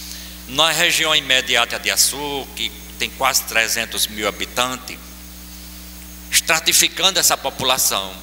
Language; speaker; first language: Portuguese; native; Portuguese